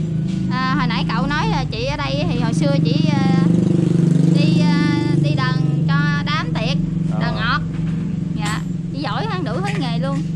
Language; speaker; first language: Vietnamese; native; Vietnamese